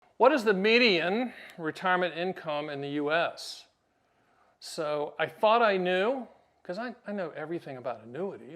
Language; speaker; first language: English; native; English